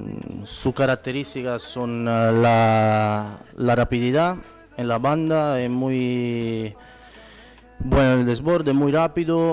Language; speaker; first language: Spanish; non-native, fluent; Italian